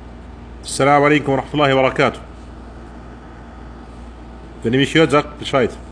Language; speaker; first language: Arabic; non-native, fluent; German